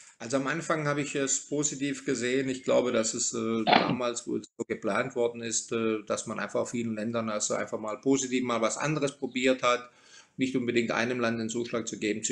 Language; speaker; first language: German; early bilingual, other home language; Croatian